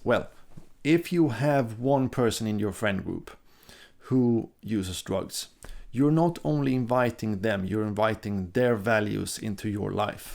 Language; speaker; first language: English; non-native, fluent; Swedish